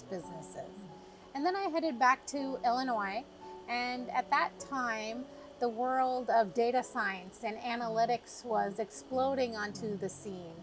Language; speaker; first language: English; native; English